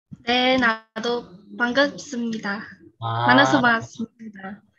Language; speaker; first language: Korean; non-native, learner; Filipino